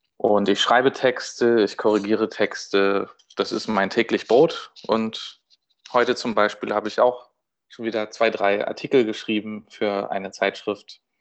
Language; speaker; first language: German; native; German